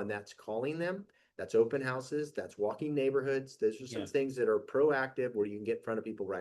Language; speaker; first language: English; native; English